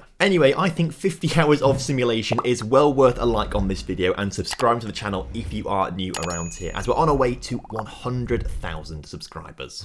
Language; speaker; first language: English; native; English